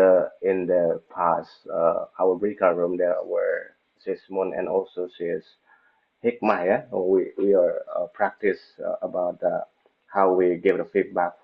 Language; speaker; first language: English; non-native, fluent; Indonesian